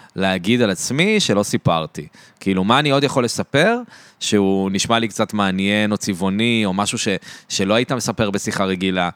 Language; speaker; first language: Hebrew; native; Hebrew